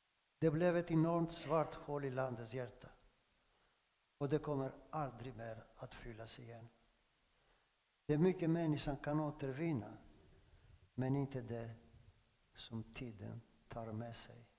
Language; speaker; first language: Swedish; non-native, fluent; Greek